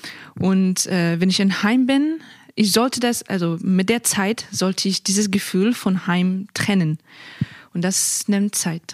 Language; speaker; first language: German; non-native, fluent; Persian